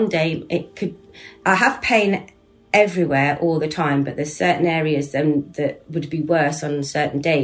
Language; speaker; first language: English; native; English